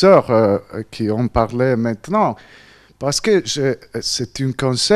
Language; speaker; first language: French; non-native, fluent; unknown